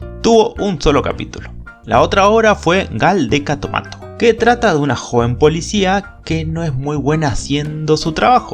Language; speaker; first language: Spanish; native; Spanish